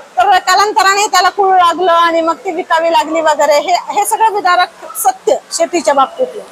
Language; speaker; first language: Marathi; native; Marathi